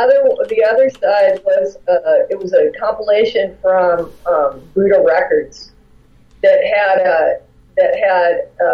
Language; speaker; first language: English; native; English